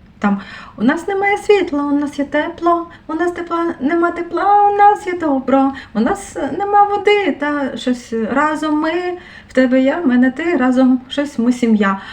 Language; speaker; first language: Ukrainian; non-native, local second language; Russian